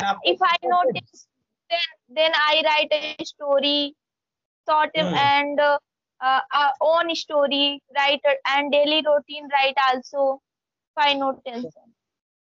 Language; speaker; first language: English; non-native, learner; Hindi